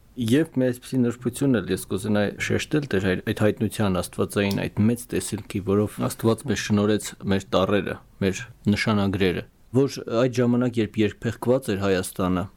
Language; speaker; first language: Armenian; native; Armenian